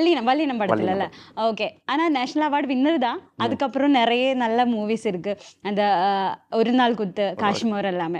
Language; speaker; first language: Tamil; non-native, local second language; Malayalam